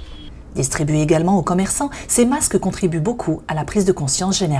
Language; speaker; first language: French; native; French